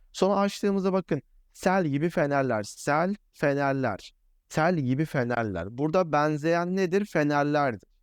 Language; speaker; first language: Turkish; native; Turkish